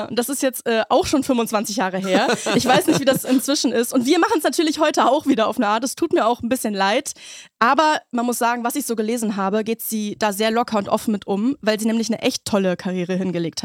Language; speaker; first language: German; native; German